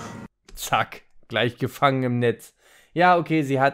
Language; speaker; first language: German; native; German